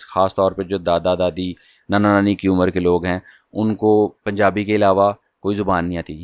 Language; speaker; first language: Urdu; non-native, local second language; Punjabi